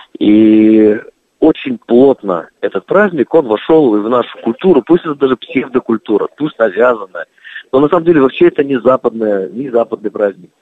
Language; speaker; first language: Russian; native; Russian